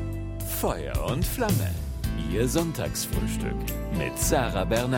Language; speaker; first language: German; native; German